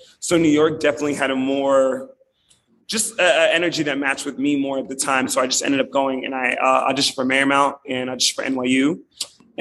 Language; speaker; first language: English; native; English